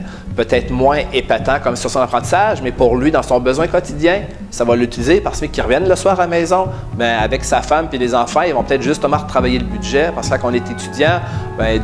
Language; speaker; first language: French; native; French